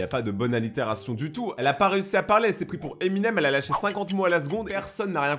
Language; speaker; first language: French; native; French